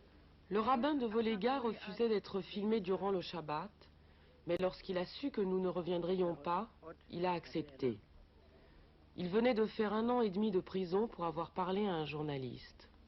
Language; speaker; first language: French; native; French